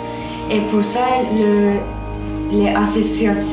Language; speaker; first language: French; non-native, learner; Turkish